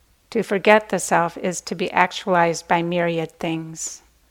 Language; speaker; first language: English; native; English